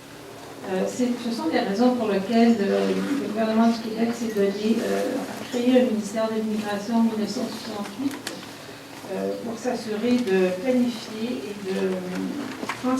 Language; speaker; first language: French; native; French